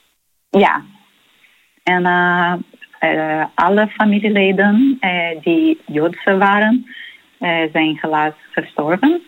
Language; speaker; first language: Dutch; non-native, learner; Portuguese